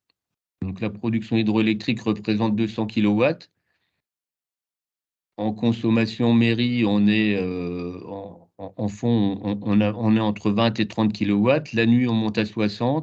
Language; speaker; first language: French; native; French